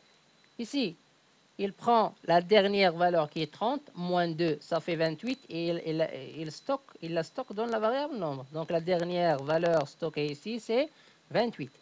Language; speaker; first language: French; native; French